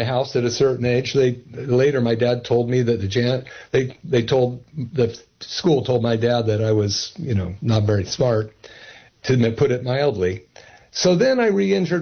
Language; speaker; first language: English; native; English